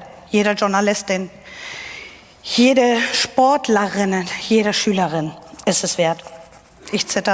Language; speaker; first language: German; non-native, fluent; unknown